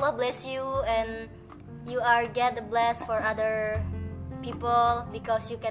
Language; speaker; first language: English; non-native, fluent; Indonesian